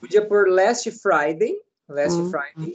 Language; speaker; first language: English; non-native, learner; Portuguese